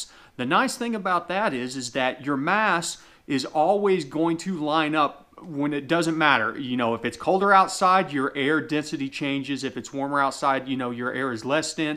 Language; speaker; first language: English; native; English